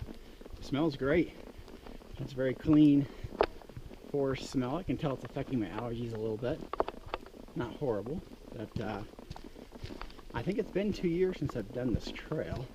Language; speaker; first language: English; native; English